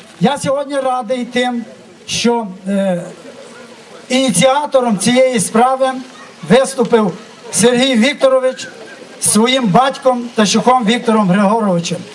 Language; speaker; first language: Ukrainian; native; Ukrainian